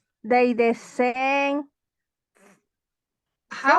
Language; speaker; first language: English; non-native, learner; Spanish